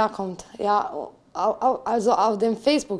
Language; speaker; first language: German; non-native, fluent; Slovenian